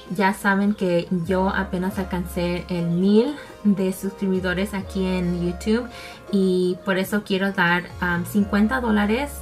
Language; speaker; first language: Spanish; early bilingual, heritage; Spanish